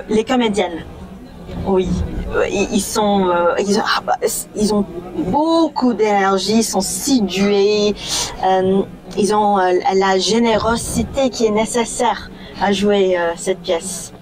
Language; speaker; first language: French; non-native, fluent; English